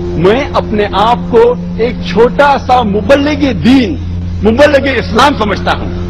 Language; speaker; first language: Urdu; non-native, local second language; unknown